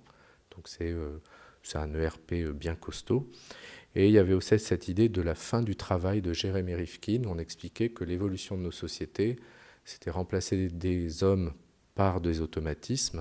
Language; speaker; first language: French; native; French